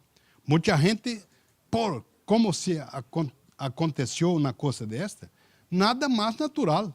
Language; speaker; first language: Spanish; non-native, learner; Portuguese